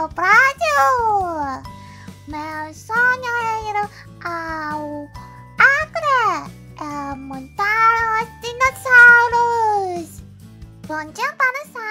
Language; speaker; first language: Portuguese; non-native, learner; Japanese